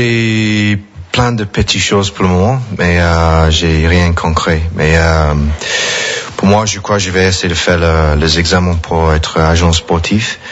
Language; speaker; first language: French; non-native, fluent; English